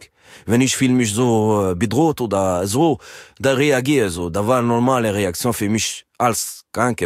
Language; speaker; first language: German; non-native, learner; French